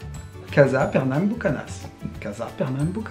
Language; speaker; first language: Portuguese; non-native, learner; French